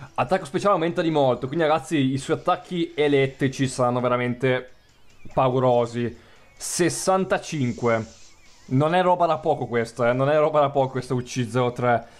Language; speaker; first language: Italian; native; Italian